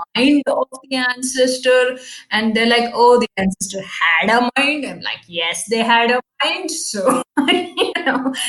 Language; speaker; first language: English; non-native, local second language; Kannada